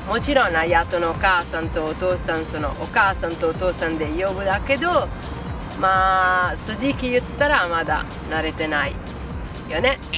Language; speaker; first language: Japanese; non-native, fluent; Italian